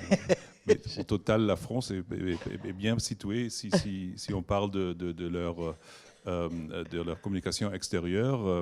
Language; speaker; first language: French; non-native, learner; German